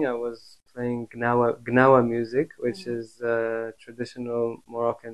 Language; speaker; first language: English; native; English